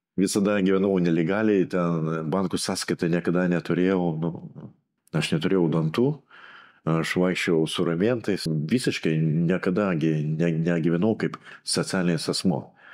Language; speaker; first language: Lithuanian; non-native, local second language; Russian